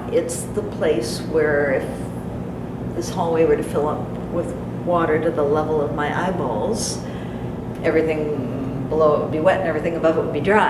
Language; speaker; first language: English; native; English